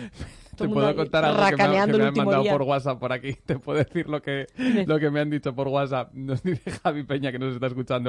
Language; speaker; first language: Spanish; native; Spanish